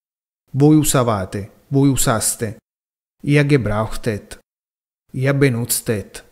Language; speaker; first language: German; non-native, fluent; Italian